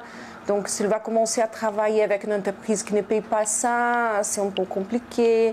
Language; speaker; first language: French; non-native, fluent; Portuguese